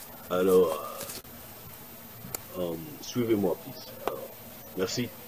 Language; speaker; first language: French; non-native, local second language; Arabic